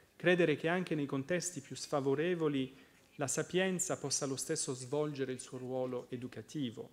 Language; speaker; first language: Italian; native; Italian